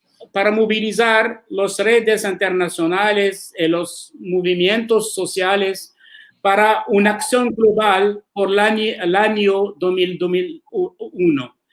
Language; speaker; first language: Spanish; non-native, learner; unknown